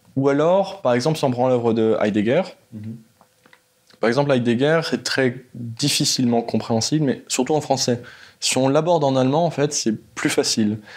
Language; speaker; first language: French; native; French